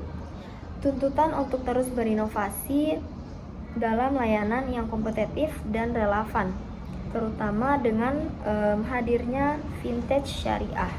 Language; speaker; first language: Indonesian; native; Indonesian